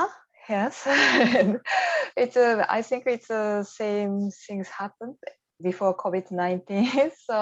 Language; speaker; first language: English; non-native, learner; Japanese